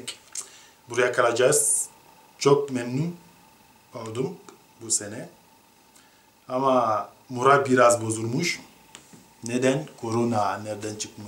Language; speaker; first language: Turkish; non-native, learner; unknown